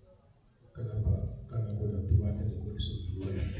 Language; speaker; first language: Indonesian; native; Indonesian